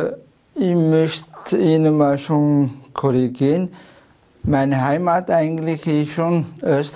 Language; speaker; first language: German; non-native, learner; Chinese